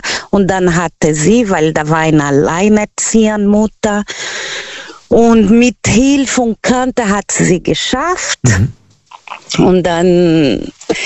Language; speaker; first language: German; non-native, fluent; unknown